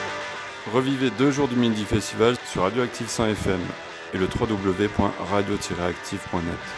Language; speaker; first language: French; native; French